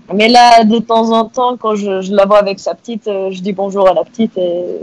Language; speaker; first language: French; non-native, local second language; Arabic